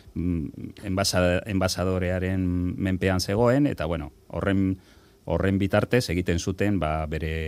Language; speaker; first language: Basque; non-native, local second language; Spanish